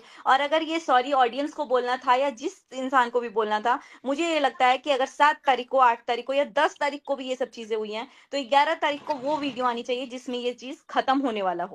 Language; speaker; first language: Hindi; native; Hindi